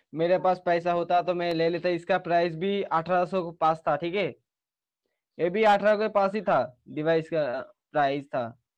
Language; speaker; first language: Hindi; non-native, local second language; Bangla